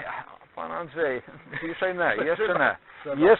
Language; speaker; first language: Polish; non-native, learner; Slovenian